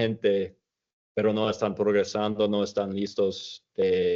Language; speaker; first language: Spanish; non-native, fluent; English